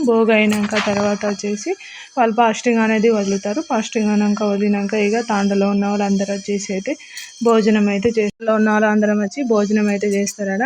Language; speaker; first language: Telugu; non-native, local second language; Lambadi